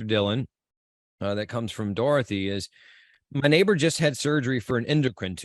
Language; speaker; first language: English; native; English